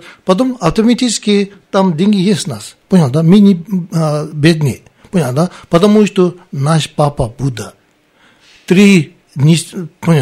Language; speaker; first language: Russian; non-native, learner; Tibetan